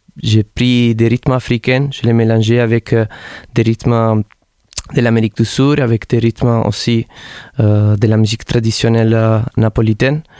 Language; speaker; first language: French; non-native, learner; Italian